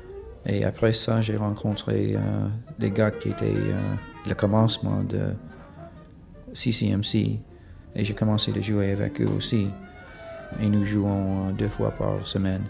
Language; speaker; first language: French; non-native, fluent; English